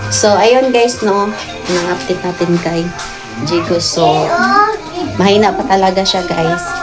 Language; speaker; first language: Filipino; non-native, local second language; Cebuano